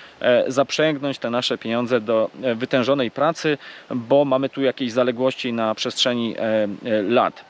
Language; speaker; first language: Polish; native; Polish